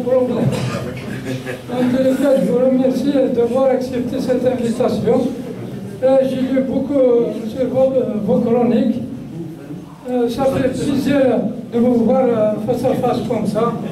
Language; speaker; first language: French; non-native, local second language; Kabyle